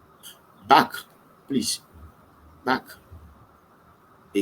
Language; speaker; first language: English; non-native, learner; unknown